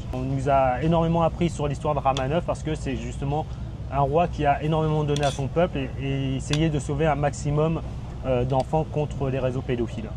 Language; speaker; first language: French; early bilingual, other home language; Thai